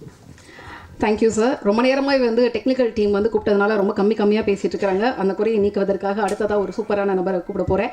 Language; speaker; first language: Tamil; native; Tamil